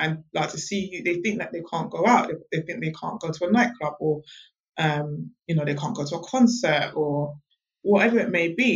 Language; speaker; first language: English; native; English